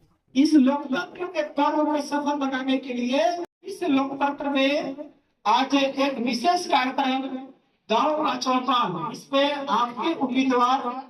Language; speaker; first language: Hindi; native; Hindi